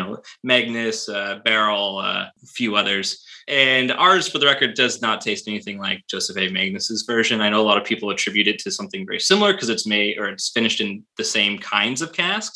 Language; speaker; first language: English; native; English